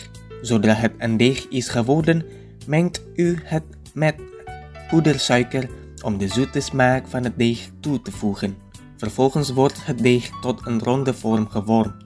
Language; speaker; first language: Dutch; non-native, fluent; Indonesian